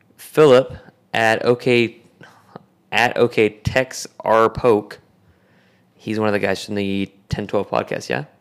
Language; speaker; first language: English; native; English